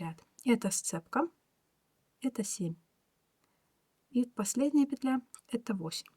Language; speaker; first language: Russian; native; Russian